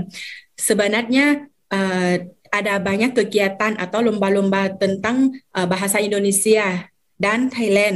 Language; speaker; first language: Indonesian; non-native, fluent; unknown